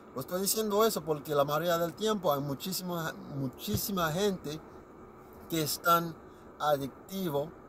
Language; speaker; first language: Spanish; non-native, fluent; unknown